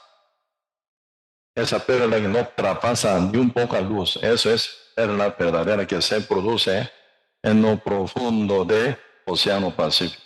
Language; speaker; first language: Spanish; non-native, learner; Korean